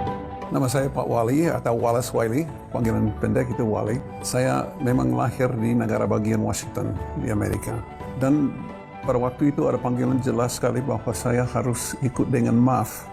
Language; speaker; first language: Indonesian; non-native, fluent; English